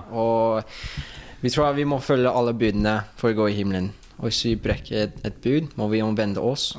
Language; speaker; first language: Norwegian; non-native, fluent; English